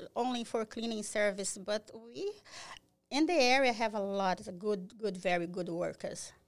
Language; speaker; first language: English; non-native, learner; Portuguese